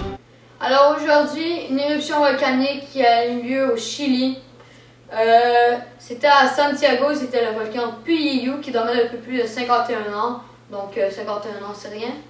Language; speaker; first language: French; native; French